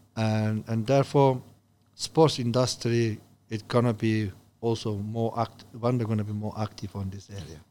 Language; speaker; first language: English; non-native, learner; Turkish